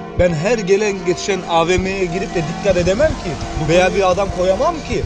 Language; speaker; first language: Turkish; early bilingual, heritage; Turkish